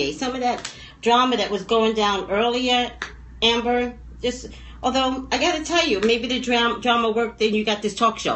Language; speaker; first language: English; native; English